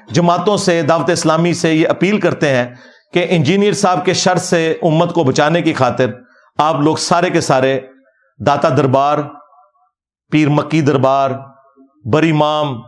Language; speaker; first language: Urdu; non-native, local second language; Punjabi